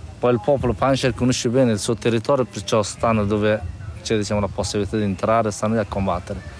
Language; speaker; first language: Italian; non-native, fluent; Persian